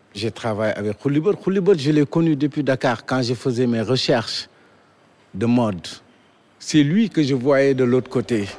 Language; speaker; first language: French; non-native, local second language; Wolof